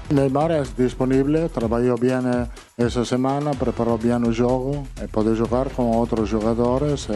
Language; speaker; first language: Portuguese; non-native, fluent; Italian